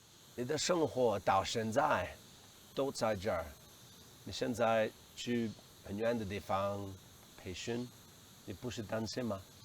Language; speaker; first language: Chinese; non-native, fluent; English